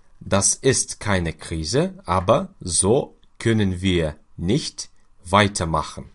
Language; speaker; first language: German; non-native, fluent; Russian